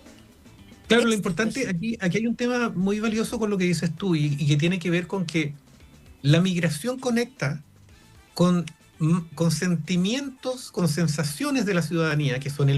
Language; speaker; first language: Spanish; native; Spanish